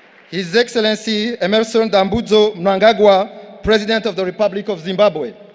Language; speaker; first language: English; non-native, local second language; Kinyarwanda